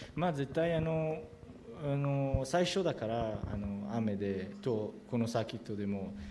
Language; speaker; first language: Japanese; non-native, learner; French